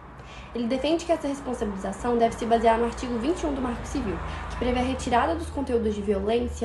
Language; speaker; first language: Portuguese; native; Portuguese